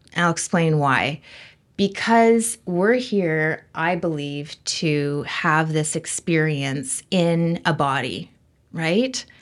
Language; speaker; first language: English; native; English